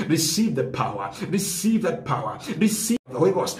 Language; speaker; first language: English; non-native, local second language; Swahili